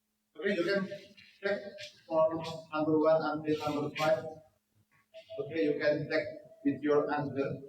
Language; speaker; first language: English; non-native, learner; Indonesian